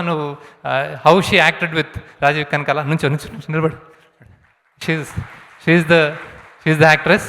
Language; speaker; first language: Telugu; native; Telugu